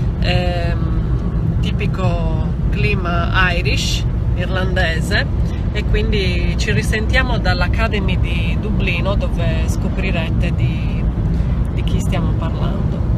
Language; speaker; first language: Italian; native; Italian